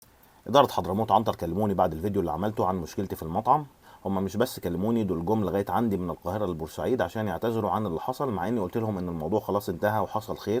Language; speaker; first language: Arabic; native; Arabic